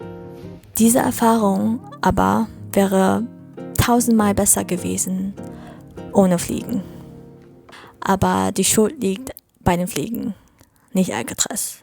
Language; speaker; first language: German; non-native, fluent; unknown